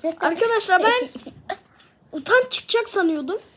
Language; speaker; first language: Turkish; native; Turkish